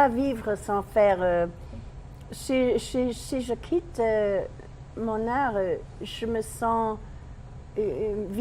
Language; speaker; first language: French; non-native, learner; English